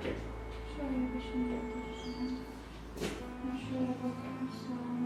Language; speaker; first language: Turkish; native; Turkish